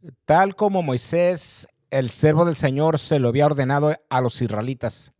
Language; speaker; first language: Spanish; native; Spanish